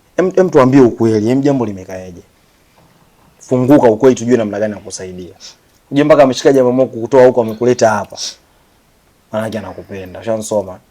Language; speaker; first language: Swahili; native; Swahili